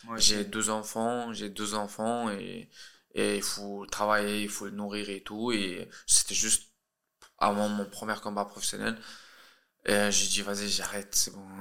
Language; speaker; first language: French; early bilingual, other home language; Russian